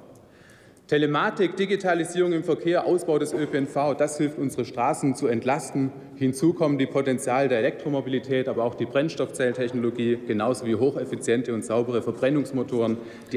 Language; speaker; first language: German; native; German